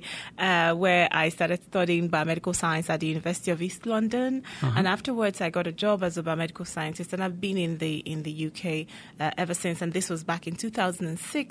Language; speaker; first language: English; non-native, local second language; Igbo